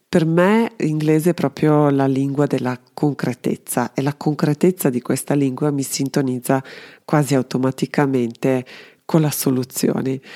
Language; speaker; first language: Italian; non-native, fluent; Serbian